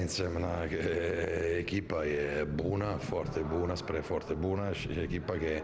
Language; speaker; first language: Romanian; non-native, fluent; Italian